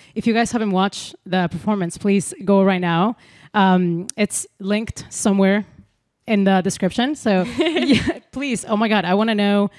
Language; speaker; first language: English; non-native, fluent; Spanish